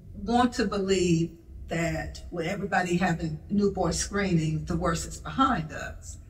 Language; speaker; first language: English; native; English